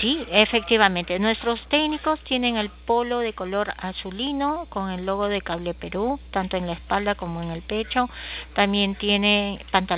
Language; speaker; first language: Spanish; native; Spanish